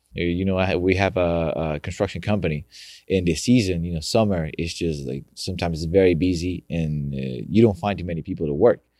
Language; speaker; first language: English; non-native, fluent; Spanish